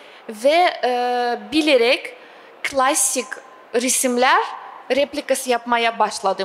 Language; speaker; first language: Turkish; non-native, fluent; Russian